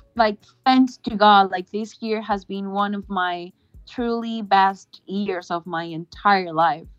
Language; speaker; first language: English; non-native, fluent; Spanish